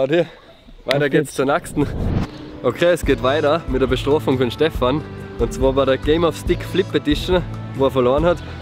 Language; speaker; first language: German; native; German